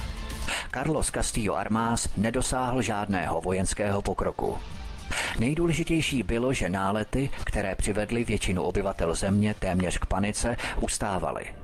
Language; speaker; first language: Czech; native; Czech